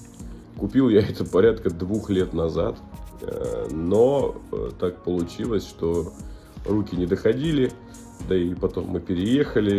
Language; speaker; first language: Russian; native; Russian